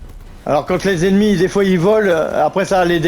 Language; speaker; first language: French; native; French